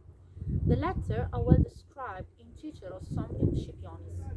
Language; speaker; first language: English; non-native, fluent; Italian